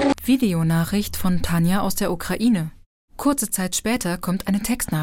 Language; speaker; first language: German; native; German